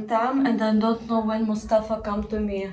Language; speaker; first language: English; non-native, learner; Russian